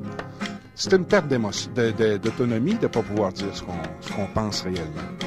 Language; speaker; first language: French; native; French